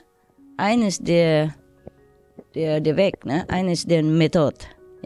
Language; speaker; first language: German; non-native, learner; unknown